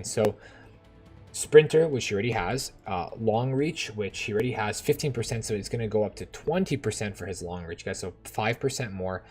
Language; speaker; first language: English; native; English